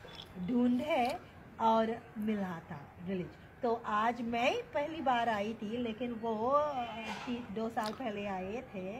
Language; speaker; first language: Hindi; early bilingual, heritage; Hindi